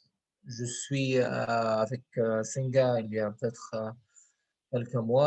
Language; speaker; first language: French; non-native, fluent; Arabic